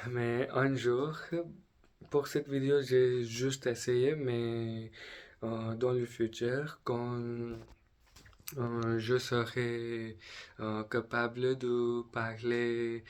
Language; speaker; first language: French; non-native, learner; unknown